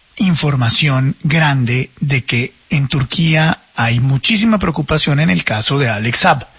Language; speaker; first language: Spanish; native; Spanish